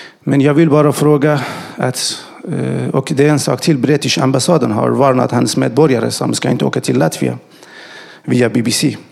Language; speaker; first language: Swedish; non-native, learner; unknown